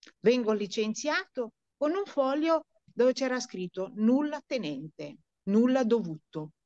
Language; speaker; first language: Italian; non-native, fluent; Romanian